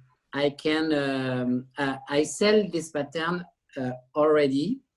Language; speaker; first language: English; non-native, learner; French